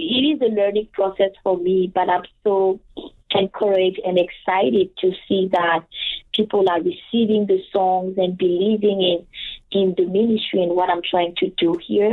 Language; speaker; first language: English; non-native, fluent; French